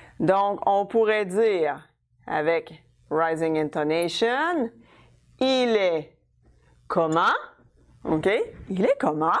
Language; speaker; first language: French; non-native, fluent; English